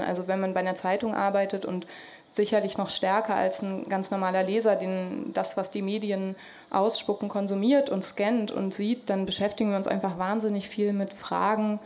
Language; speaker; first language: German; native; German